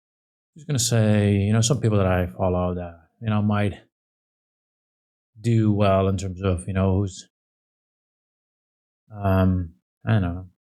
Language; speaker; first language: English; non-native, fluent; Dutch